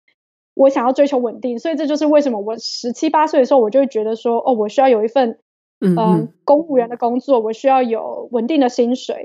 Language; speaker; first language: Chinese; native; Chinese